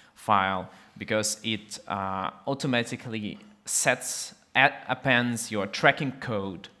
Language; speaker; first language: English; non-native, fluent; Russian